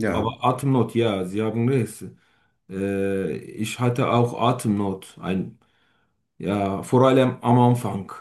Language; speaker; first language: German; non-native, fluent; Turkish